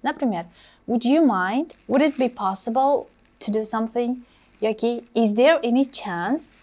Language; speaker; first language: English; non-native, fluent; Uzbek